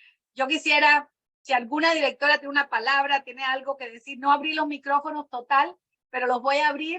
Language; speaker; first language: Spanish; native; Spanish